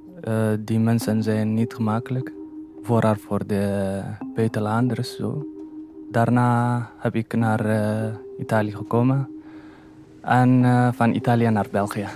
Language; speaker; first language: Dutch; non-native, learner; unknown